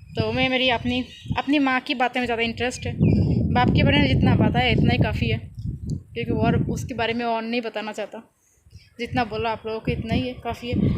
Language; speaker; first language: Urdu; non-native, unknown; Bangla